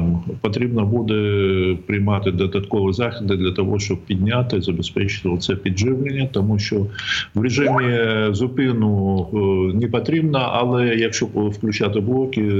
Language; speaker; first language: Ukrainian; native; Ukrainian